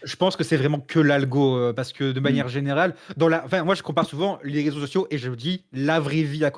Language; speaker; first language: French; native; French